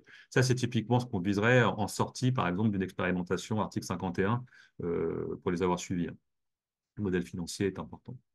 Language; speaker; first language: French; native; French